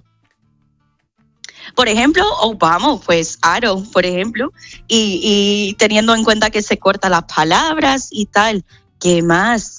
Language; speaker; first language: Spanish; non-native, fluent; English